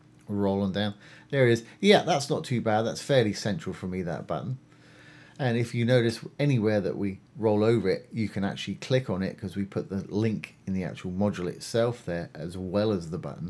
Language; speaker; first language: English; native; English